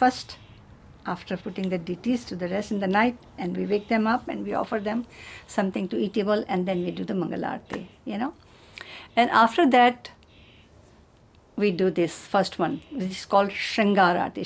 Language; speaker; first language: English; non-native, local second language; Hindi